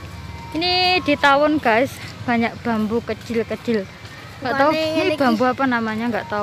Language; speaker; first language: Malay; non-native, local second language; Javanese